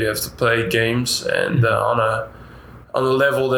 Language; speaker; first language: English; non-native, fluent; Dutch